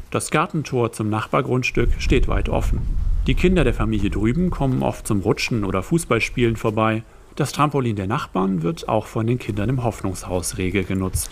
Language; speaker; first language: German; native; German